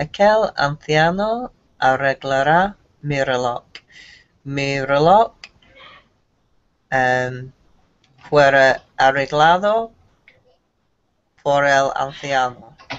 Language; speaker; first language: Spanish; non-native, learner; English